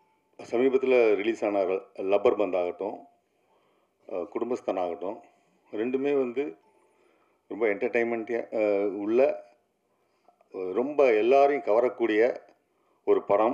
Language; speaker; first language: Tamil; native; Tamil